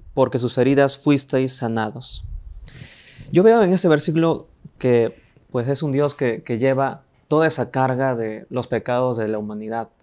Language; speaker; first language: Spanish; native; Spanish